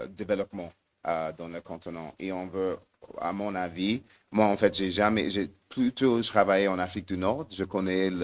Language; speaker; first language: French; non-native, fluent; English